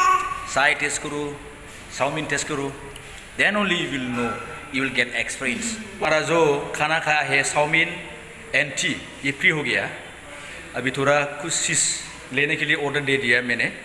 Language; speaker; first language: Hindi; non-native, local second language; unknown